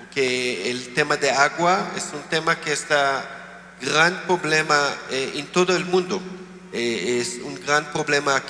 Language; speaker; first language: Spanish; non-native, learner; Hebrew